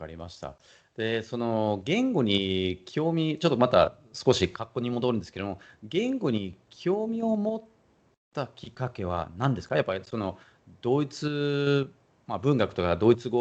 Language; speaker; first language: Japanese; non-native, fluent; German